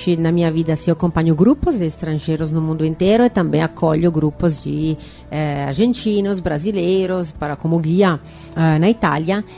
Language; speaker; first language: Portuguese; non-native, fluent; Italian